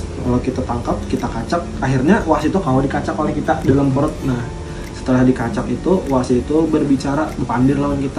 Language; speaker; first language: Indonesian; non-native, local second language; Banjar